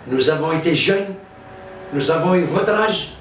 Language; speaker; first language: French; non-native, local second language; Arabic